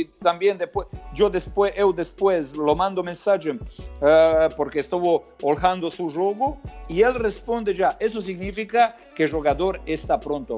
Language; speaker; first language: Spanish; non-native, fluent; Croatian